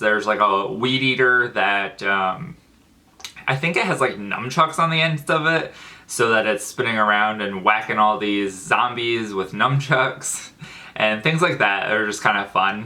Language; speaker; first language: English; native; English